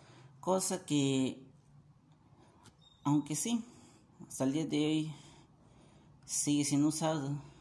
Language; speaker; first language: Spanish; native; Spanish